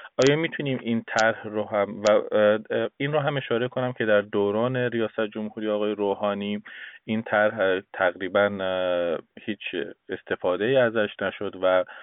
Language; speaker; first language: Persian; native; Persian